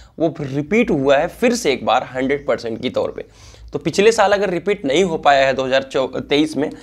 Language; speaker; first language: Hindi; native; Hindi